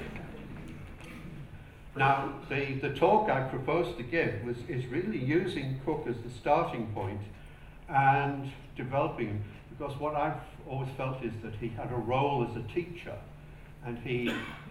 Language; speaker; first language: English; native; English